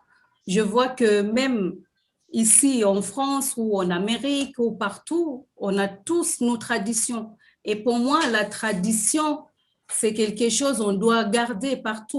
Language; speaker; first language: French; non-native, fluent; Swahili